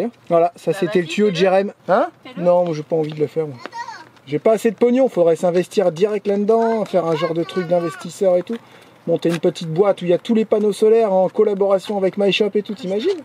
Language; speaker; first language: French; native; French